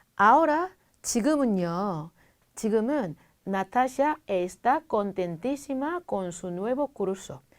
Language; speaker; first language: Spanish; non-native, fluent; Korean